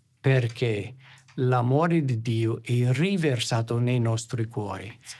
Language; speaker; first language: Italian; non-native, fluent; English